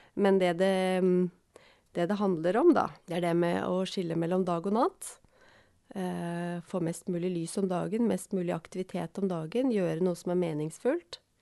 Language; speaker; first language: Norwegian; native; Norwegian